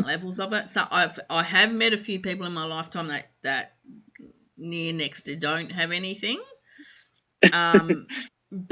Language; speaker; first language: English; native; English